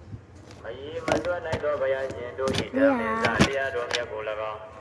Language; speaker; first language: Burmese; native; Burmese